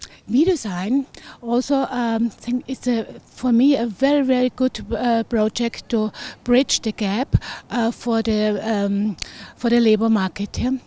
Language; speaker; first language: English; non-native, fluent; German